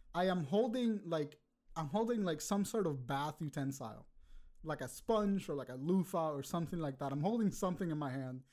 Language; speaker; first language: English; early bilingual, other home language; Spanish